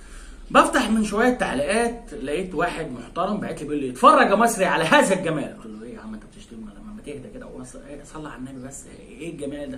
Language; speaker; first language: Arabic; native; Arabic